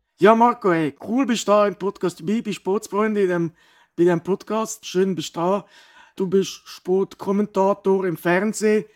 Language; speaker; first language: German; native; German